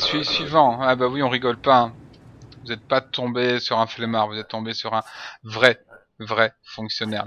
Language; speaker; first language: French; native; French